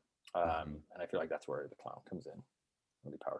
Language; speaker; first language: English; native; English